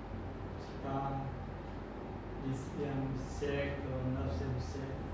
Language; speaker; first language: French; non-native, learner; Khmer